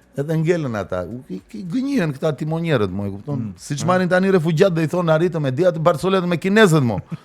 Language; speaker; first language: Albanian; native; Albanian